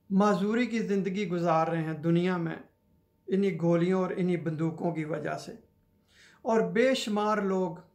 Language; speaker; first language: Urdu; non-native, local second language; Punjabi